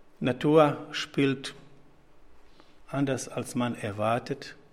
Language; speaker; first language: German; non-native, fluent; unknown